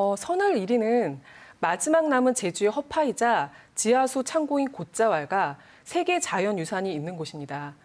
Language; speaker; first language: Korean; native; Korean